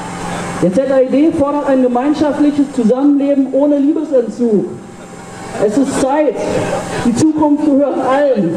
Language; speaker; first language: German; native; German